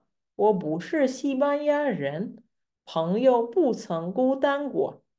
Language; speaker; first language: Chinese; non-native, fluent; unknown